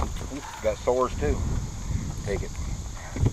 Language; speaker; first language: English; native; English